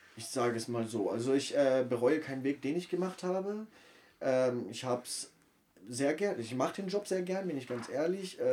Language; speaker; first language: German; native; German